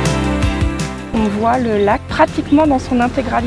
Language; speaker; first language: French; native; French